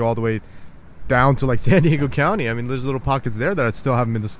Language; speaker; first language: English; native; English